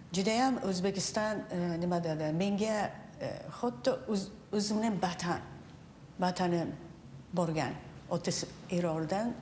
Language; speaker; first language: Uzbek; non-native, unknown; Japanese